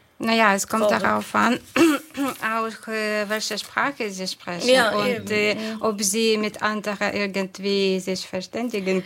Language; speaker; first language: German; non-native, fluent; Ukrainian